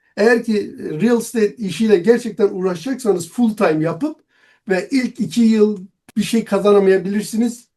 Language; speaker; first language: Turkish; non-native, local second language; Kurdish